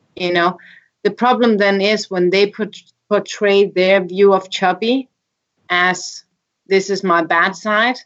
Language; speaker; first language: English; non-native, fluent; Danish